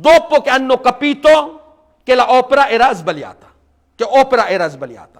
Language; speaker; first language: Italian; non-native, fluent; Urdu